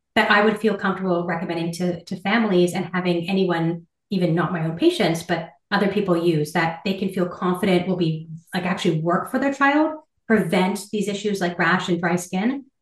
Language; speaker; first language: English; native; English